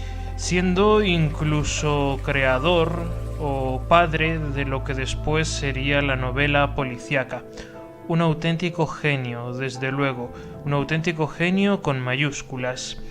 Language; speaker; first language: Spanish; native; Spanish